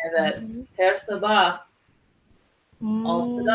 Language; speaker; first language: Turkish; non-native, learner; English